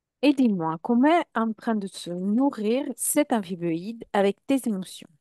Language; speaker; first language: French; non-native, fluent; Italian